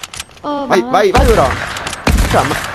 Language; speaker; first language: Italian; native; Italian